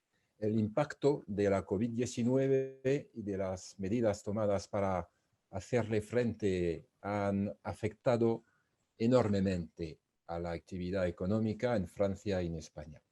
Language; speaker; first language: Spanish; non-native, fluent; French